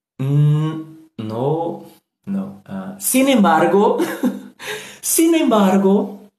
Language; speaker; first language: Spanish; non-native, learner; Portuguese